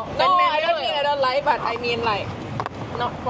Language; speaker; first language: English; non-native, learner; Thai